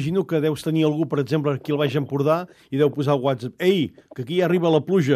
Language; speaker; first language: Catalan; native; Catalan